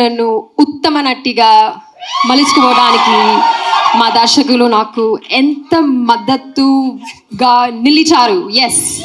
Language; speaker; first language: Telugu; non-native, learner; Malayalam